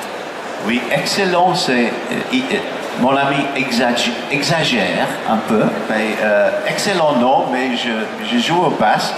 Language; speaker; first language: French; non-native, fluent; English